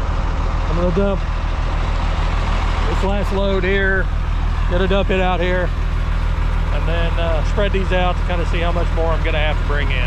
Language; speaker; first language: English; native; English